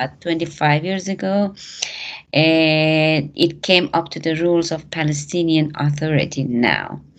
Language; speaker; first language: English; non-native, fluent; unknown